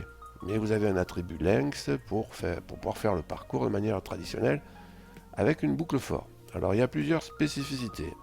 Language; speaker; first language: French; native; French